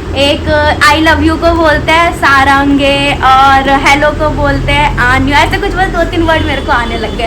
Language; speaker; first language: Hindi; non-native, local second language; Maithili